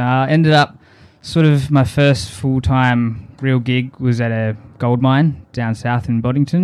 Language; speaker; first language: English; native; English